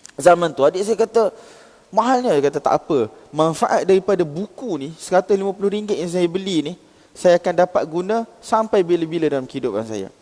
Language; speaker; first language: Malay; native; Malay